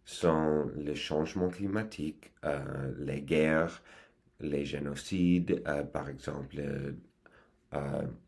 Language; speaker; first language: French; non-native, learner; English